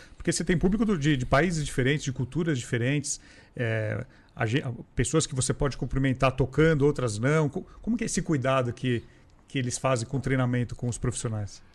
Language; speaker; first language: Portuguese; native; Portuguese